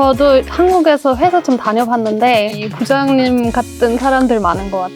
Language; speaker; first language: Korean; non-native, fluent; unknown